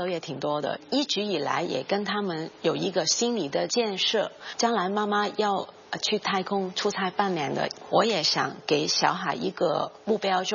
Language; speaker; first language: Chinese; non-native, fluent; Cantonese